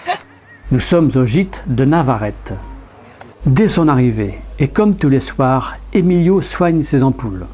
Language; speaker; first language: French; native; French